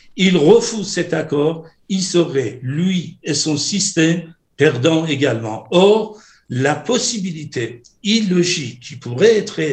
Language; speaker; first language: French; non-native, fluent; Persian